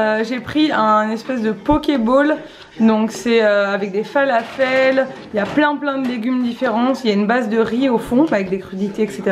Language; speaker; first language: French; native; French